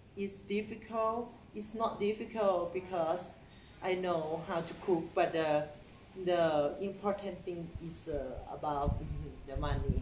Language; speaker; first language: English; non-native, learner; Thai